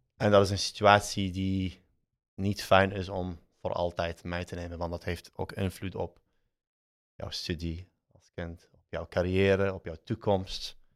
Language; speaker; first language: Dutch; early bilingual, other home language; Arabic